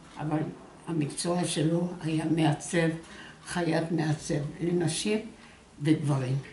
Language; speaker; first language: Hebrew; non-native, fluent; French